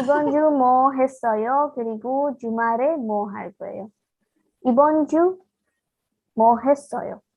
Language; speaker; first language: Korean; non-native, learner; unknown